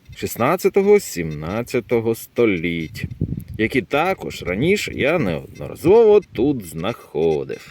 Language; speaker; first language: Ukrainian; native; Ukrainian